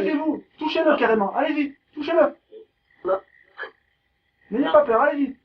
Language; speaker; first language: French; native; French